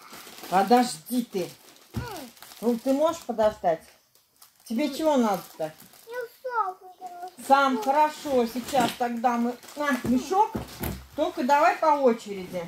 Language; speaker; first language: Russian; native; Russian